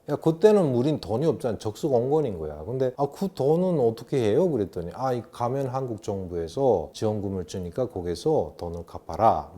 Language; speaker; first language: Korean; native; Korean